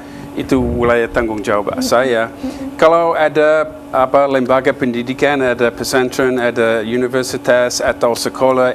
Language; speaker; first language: Indonesian; non-native, fluent; English